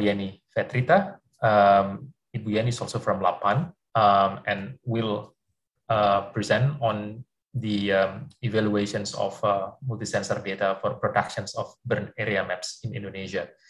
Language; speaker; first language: English; non-native, fluent; Indonesian